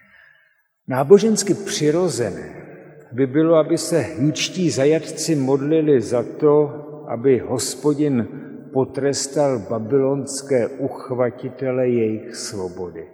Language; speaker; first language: Czech; native; Czech